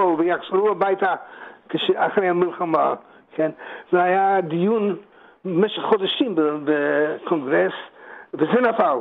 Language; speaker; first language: Hebrew; non-native, fluent; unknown